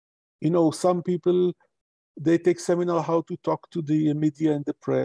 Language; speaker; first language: English; non-native, local second language; Hebrew